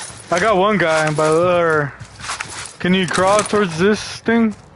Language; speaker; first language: English; early bilingual, other home language; Spanish